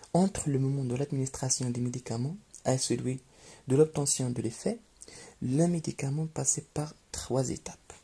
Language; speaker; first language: French; non-native, local second language; Arabic